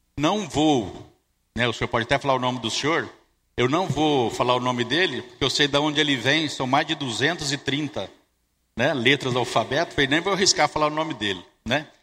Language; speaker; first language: Portuguese; native; Portuguese